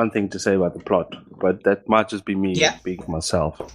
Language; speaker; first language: English; non-native, local second language; Afrikaans